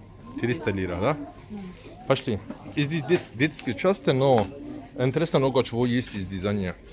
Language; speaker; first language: Russian; non-native, learner; Turkish